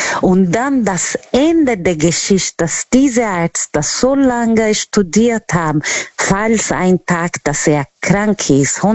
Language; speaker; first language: German; non-native, learner; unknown